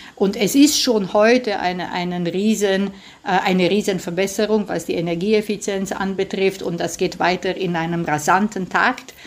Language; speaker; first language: German; non-native, fluent; Romanian